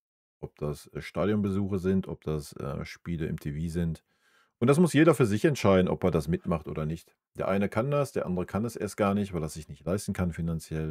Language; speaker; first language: German; native; German